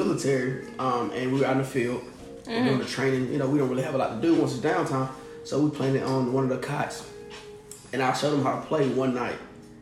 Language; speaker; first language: English; native; English